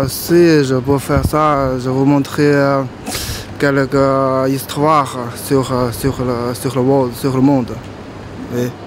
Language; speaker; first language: French; non-native, learner; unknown